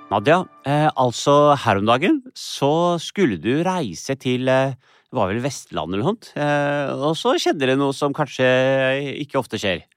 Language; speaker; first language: Norwegian; early bilingual, other home language; Urdu